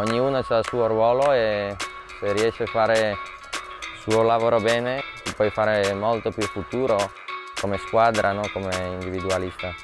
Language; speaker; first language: Italian; non-native, fluent; Slovak